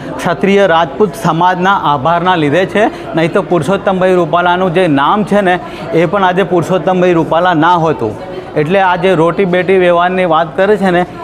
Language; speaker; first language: Gujarati; native; Gujarati